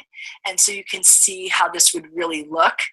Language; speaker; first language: English; native; English